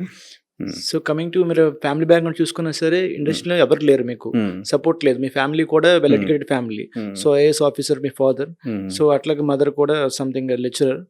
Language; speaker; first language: Telugu; native; Telugu